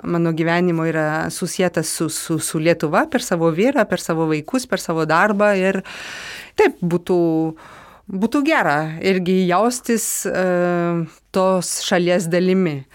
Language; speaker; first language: Lithuanian; non-native, fluent; French